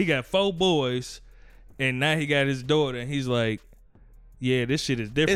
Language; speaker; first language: English; native; English